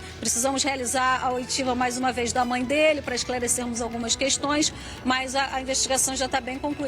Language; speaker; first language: Portuguese; native; Portuguese